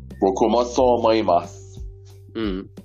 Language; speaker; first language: Japanese; non-native, learner; Persian